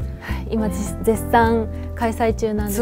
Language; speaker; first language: Japanese; native; Japanese